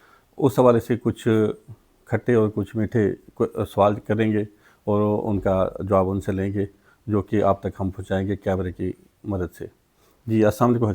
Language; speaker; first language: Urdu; non-native, local second language; Punjabi